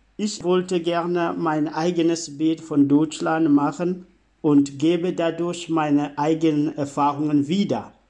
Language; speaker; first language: German; non-native, fluent; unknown